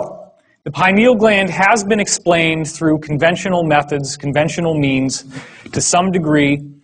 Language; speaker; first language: English; native; English